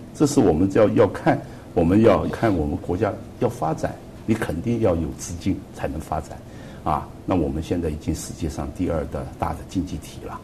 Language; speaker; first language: Chinese; non-native, local second language; Cantonese